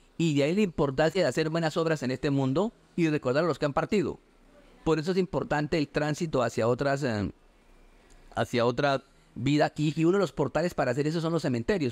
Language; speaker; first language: Spanish; native; Spanish